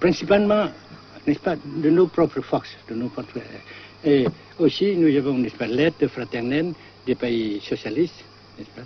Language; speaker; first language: French; non-native, fluent; Vietnamese